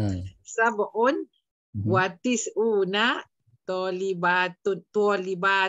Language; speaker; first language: Arabic; non-native, learner; Malay